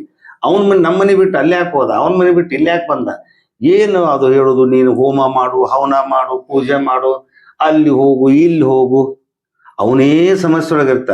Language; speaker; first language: Kannada; native; Kannada